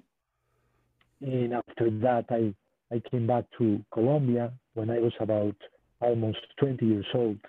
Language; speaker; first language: English; non-native, fluent; Spanish